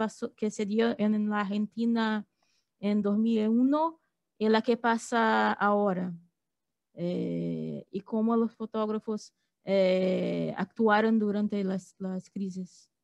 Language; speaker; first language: Spanish; non-native, fluent; Portuguese